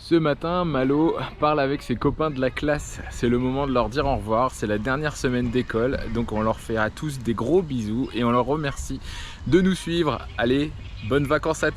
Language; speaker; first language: French; native; French